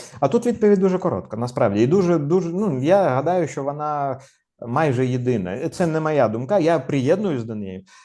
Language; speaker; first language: Ukrainian; non-native, local second language; Russian